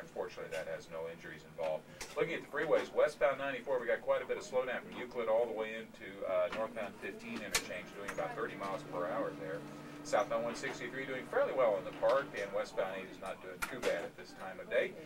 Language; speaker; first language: English; native; English